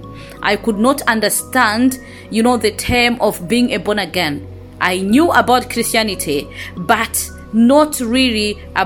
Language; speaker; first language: English; non-native, local second language; Nyanja